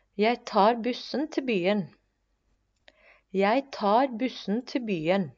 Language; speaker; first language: Norwegian; non-native, fluent; Spanish